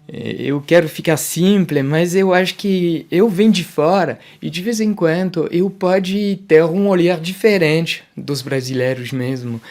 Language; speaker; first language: Portuguese; non-native, fluent; French